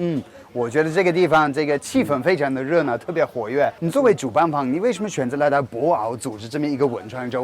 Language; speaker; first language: Chinese; non-native, fluent; English